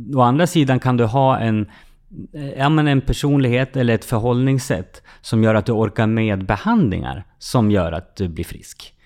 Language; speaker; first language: Swedish; native; Swedish